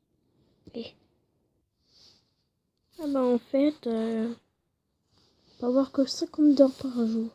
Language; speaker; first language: French; native; French